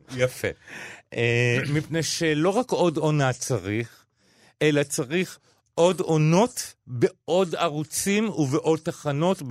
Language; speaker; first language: Hebrew; native; Hebrew